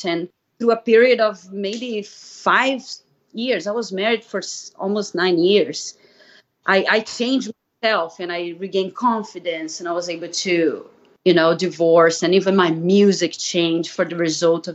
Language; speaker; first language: English; non-native, fluent; Portuguese